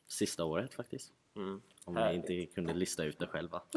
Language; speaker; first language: Swedish; early bilingual, other home language; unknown